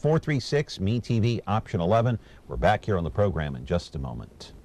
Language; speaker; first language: English; native; English